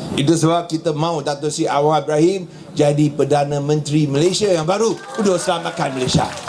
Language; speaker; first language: Malay; non-native, local second language; Min Nan Chinese